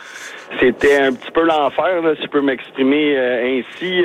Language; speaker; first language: French; native; French